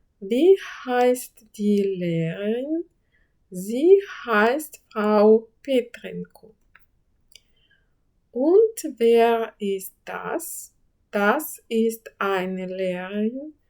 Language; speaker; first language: German; non-native, fluent; Ukrainian